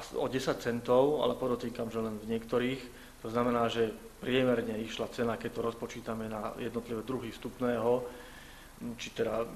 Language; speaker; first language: Slovak; native; Slovak